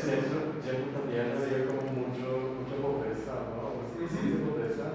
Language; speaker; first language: Spanish; non-native, learner; English